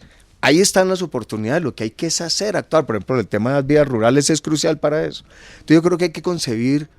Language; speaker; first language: Spanish; native; Spanish